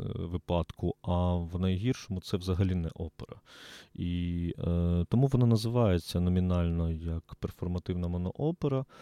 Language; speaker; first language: Ukrainian; native; Ukrainian